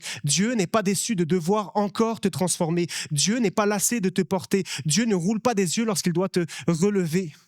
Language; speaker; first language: French; native; French